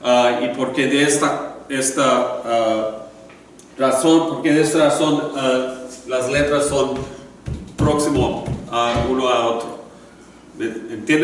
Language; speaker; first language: Spanish; non-native, learner; English